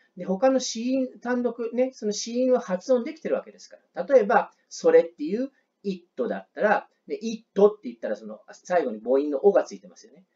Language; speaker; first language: Japanese; native; Japanese